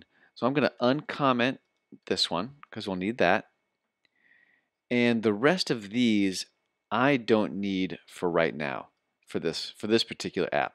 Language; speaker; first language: English; native; English